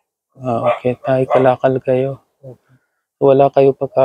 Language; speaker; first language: Filipino; non-native, learner; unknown